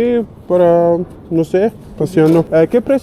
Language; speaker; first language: Spanish; non-native, learner; German